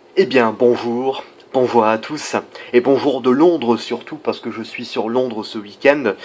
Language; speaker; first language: French; non-native, fluent; English